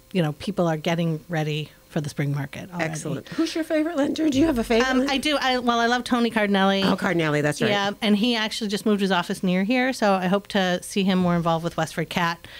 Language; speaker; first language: English; native; English